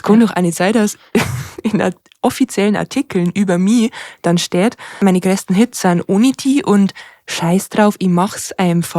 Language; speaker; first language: German; native; German